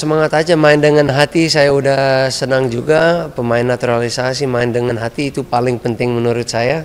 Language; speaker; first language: Indonesian; non-native, fluent; Dutch